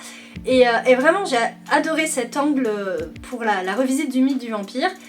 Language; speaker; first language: French; native; French